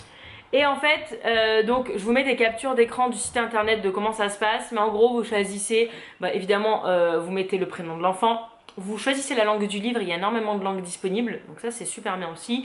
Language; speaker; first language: French; native; French